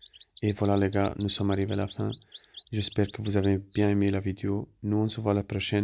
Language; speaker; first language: French; non-native, fluent; Italian